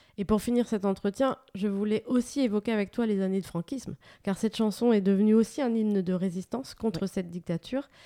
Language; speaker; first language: French; native; French